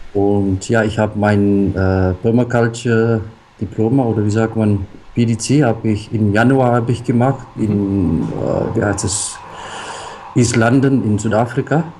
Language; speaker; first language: German; non-native, local second language; Afrikaans